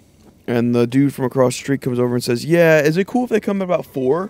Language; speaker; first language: English; native; English